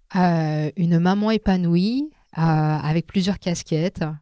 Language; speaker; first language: French; non-native, local second language; Min Nan Chinese